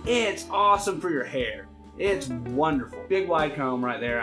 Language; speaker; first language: English; native; English